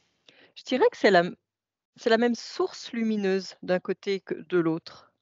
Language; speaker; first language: French; native; French